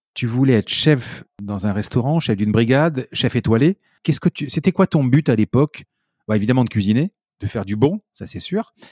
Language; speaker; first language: French; native; French